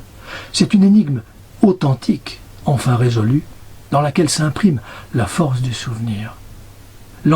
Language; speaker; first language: French; native; French